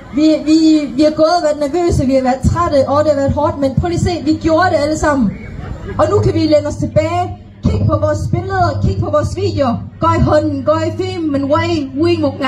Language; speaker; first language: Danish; early bilingual, other home language; Vietnamese